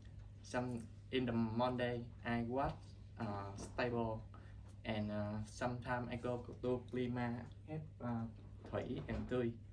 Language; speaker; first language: English; non-native, learner; Vietnamese